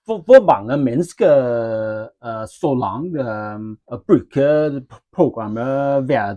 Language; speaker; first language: Norwegian; non-native, learner; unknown